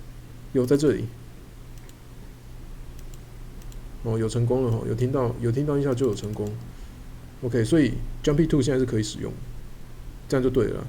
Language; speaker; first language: Chinese; native; Chinese